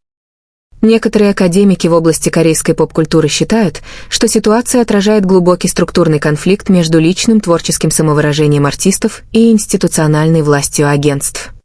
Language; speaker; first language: Russian; native; Russian